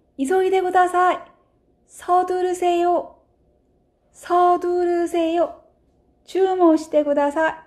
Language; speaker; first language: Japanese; non-native, fluent; Korean